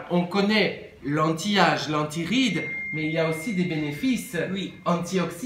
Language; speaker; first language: French; native; French